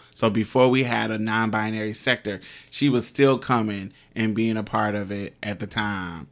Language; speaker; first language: English; native; English